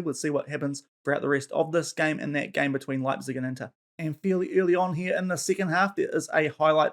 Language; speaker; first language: English; native; English